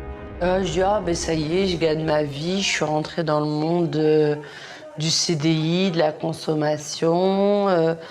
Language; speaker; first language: French; native; French